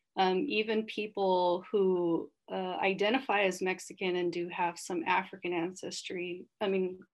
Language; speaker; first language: English; native; English